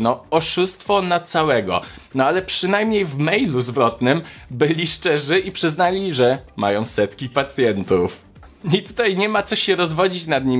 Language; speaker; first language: Polish; native; Polish